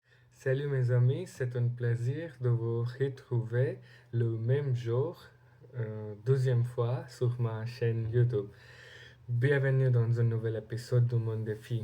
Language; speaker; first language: French; non-native, learner; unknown